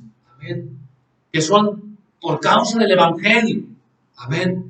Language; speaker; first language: Spanish; native; Spanish